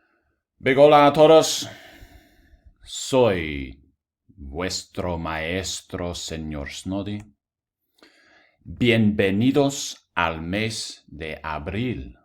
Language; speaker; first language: Spanish; non-native, fluent; English